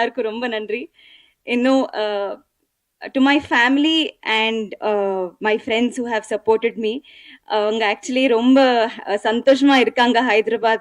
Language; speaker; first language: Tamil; non-native, learner; Telugu